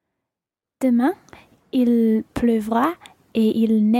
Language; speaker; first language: French; non-native, learner; English